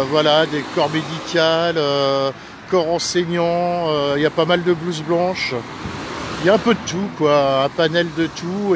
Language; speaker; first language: French; native; French